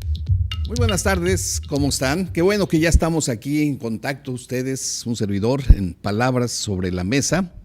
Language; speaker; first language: Spanish; native; Spanish